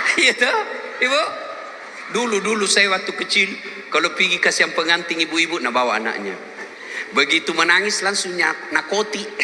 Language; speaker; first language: Indonesian; non-native, local second language; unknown